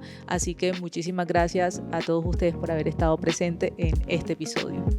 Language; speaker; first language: Spanish; native; Spanish